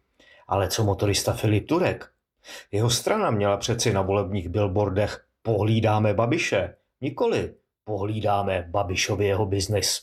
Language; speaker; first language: Czech; native; Czech